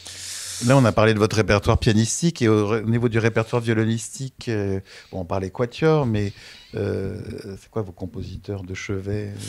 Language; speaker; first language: French; native; French